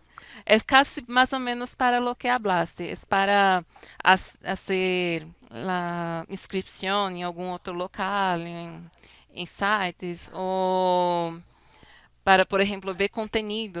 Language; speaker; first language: Spanish; non-native, fluent; Portuguese